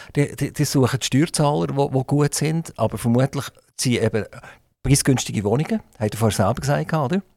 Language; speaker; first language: German; native; German